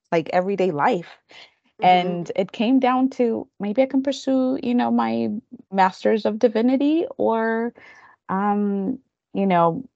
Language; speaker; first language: English; non-native, local second language; Kamba